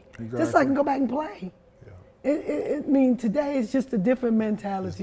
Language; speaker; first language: English; native; English